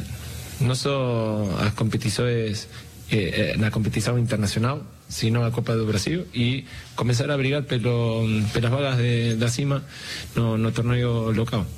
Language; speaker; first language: Portuguese; non-native, learner; Spanish